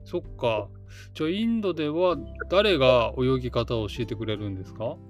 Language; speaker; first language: Japanese; native; Japanese